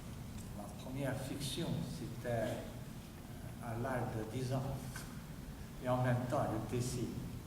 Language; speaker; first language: French; non-native, fluent; Chinese